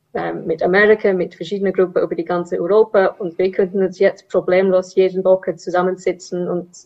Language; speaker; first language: German; non-native, fluent; English